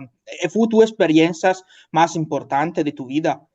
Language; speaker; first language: Spanish; non-native, learner; Italian